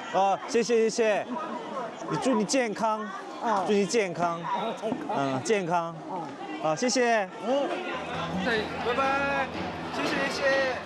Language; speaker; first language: Chinese; non-native, learner; Korean